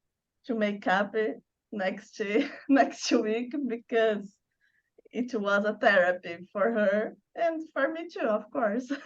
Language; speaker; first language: English; non-native, learner; Portuguese